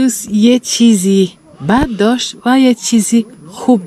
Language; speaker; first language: Persian; non-native, learner; Norwegian